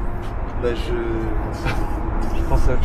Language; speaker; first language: French; native; French